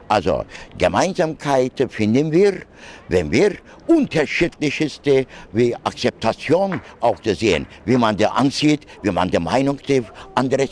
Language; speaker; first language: German; non-native, learner; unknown